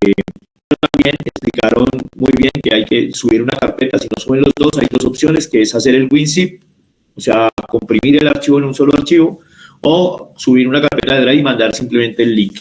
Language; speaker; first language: Spanish; native; Spanish